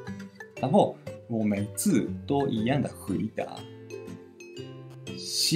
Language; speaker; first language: Chinese; non-native, fluent; Japanese